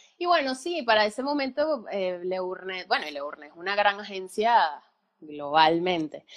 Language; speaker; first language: Spanish; native; Spanish